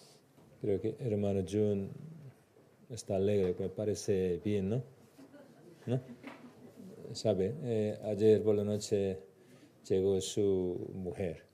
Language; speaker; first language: Spanish; non-native, learner; Korean